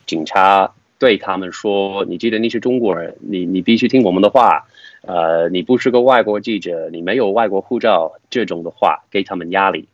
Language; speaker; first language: Chinese; non-native, fluent; English